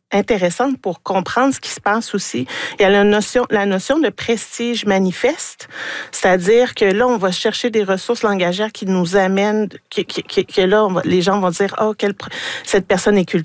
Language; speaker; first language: French; native; French